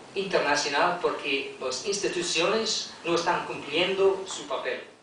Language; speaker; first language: Spanish; non-native, learner; English